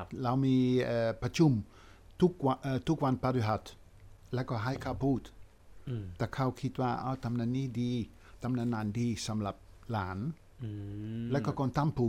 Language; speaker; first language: Thai; non-native, fluent; Dutch